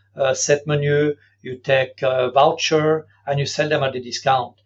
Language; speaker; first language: English; non-native, fluent; French